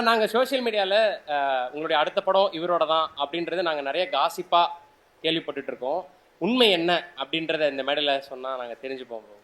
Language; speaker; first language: Tamil; native; Tamil